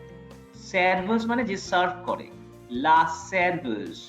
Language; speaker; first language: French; non-native, fluent; Bangla